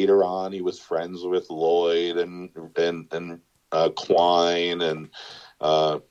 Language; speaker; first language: English; native; English